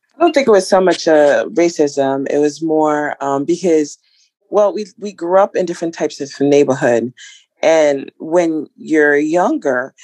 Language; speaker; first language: English; early bilingual, other home language; Ibibio